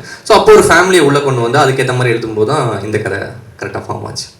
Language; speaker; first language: Tamil; native; Tamil